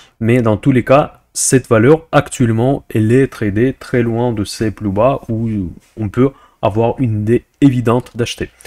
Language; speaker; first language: French; non-native, fluent; Russian